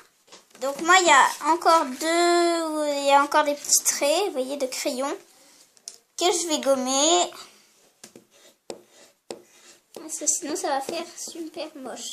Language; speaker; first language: French; native; French